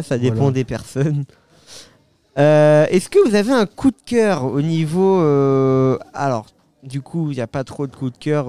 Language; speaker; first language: French; native; French